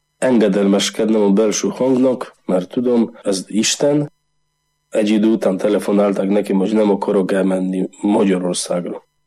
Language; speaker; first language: Hungarian; non-native, learner; Polish